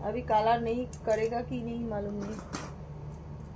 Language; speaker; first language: Hindi; non-native, local second language; Bangla